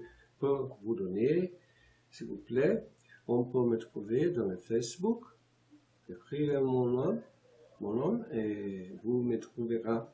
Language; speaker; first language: French; non-native, learner; Portuguese